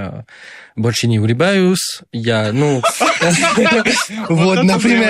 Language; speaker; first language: Russian; non-native, fluent; French